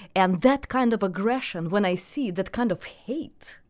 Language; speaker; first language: English; non-native, fluent; Russian